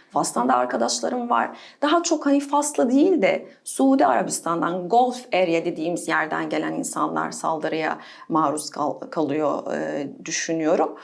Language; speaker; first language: Turkish; non-native, fluent; Arabic